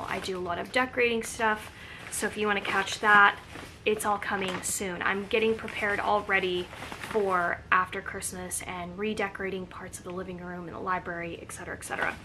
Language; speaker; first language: English; native; English